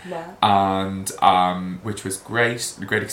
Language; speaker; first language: English; native; English